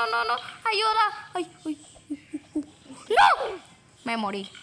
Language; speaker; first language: Spanish; native; Spanish